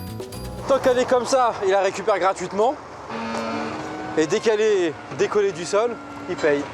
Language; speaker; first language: French; native; French